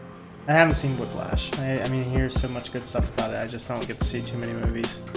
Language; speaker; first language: English; native; English